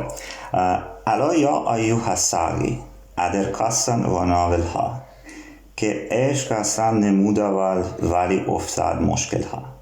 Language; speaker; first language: Persian; non-native, learner; Serbian